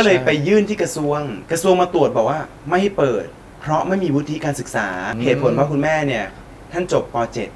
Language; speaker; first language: Thai; native; Thai